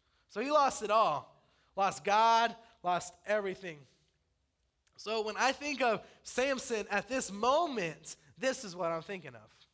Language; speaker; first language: English; native; English